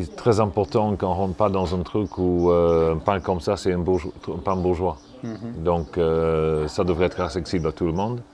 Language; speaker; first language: French; non-native, fluent; English